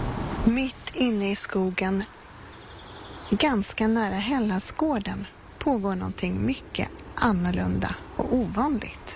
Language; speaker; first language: Swedish; native; Swedish